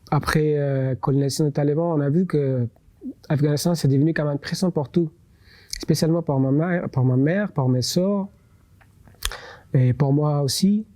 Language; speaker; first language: French; non-native, local second language; Persian